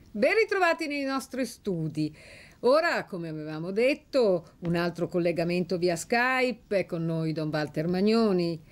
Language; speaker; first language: Italian; native; Italian